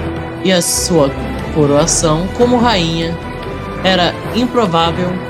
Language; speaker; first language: Portuguese; native; Portuguese